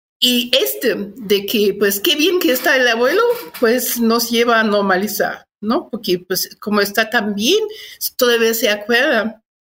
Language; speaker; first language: Spanish; non-native, fluent; German